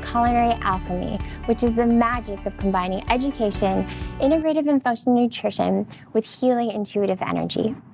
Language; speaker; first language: English; native; English